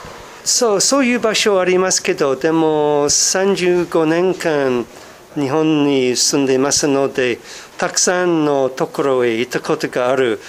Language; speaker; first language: Japanese; non-native, learner; English